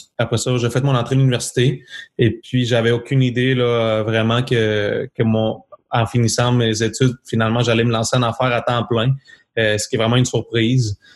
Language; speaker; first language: French; non-native, fluent; Spanish